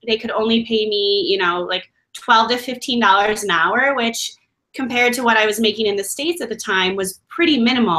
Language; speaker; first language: English; native; English